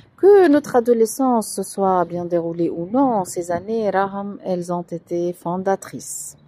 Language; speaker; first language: French; non-native, local second language; Arabic